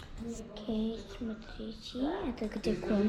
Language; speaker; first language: Russian; non-native, learner; English